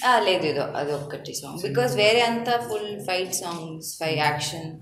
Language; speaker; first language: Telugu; non-native, learner; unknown